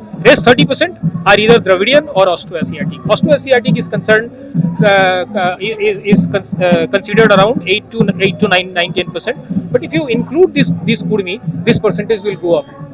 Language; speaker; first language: English; non-native, local second language; Hindi